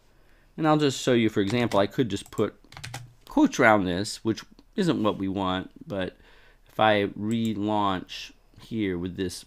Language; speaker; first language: English; native; English